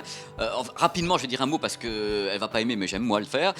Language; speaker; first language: French; native; French